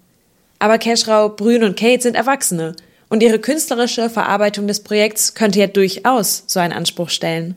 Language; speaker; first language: German; native; German